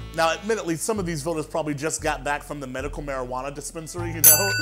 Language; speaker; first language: English; native; English